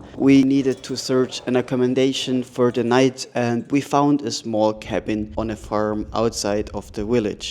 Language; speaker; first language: English; non-native, fluent; German